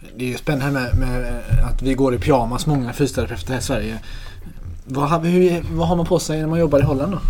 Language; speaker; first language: Swedish; native; Swedish